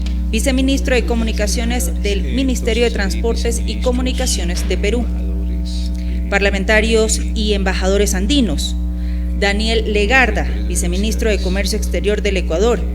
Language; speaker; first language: Spanish; native; Spanish